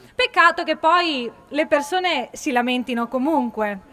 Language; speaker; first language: Italian; native; Italian